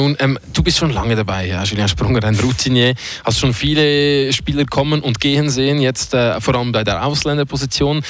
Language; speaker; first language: German; native; German